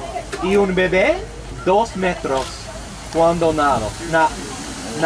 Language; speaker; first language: Spanish; non-native, learner; English